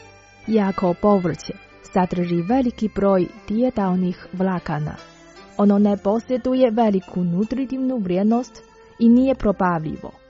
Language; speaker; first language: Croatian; non-native, fluent; Chinese